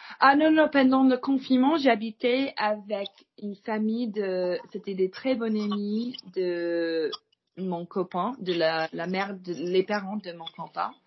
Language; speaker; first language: French; non-native, fluent; English